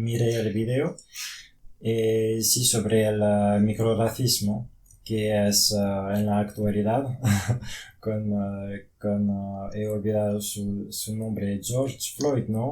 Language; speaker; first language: Spanish; non-native, fluent; French